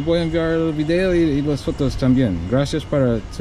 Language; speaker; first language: Spanish; non-native, learner; English